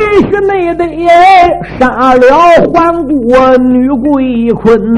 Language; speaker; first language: Chinese; native; Chinese